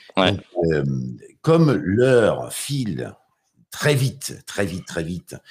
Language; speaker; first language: French; native; French